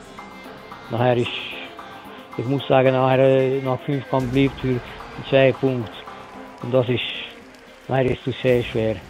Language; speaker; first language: German; non-native, learner; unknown